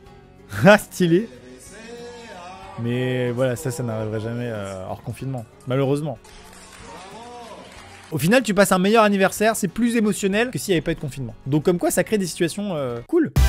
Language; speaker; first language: French; native; French